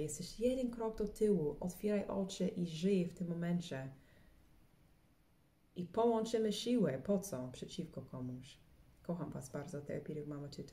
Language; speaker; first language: Polish; early bilingual, heritage; English